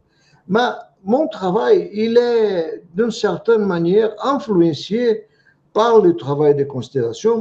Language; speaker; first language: French; non-native, fluent; Portuguese